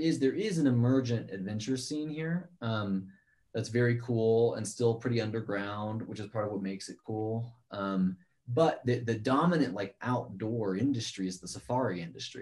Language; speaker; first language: English; native; English